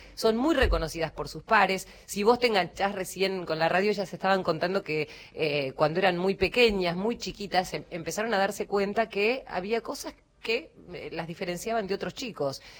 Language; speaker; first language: Spanish; native; Spanish